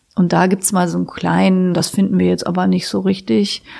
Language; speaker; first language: German; native; German